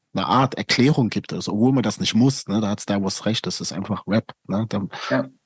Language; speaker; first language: German; native; German